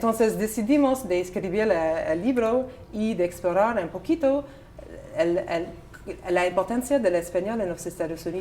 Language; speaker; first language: Spanish; non-native, learner; English